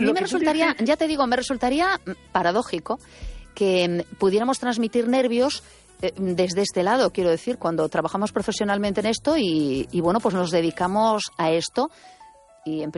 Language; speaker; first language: Spanish; native; Spanish